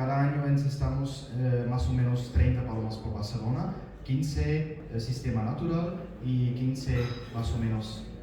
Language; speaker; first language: Spanish; non-native, learner; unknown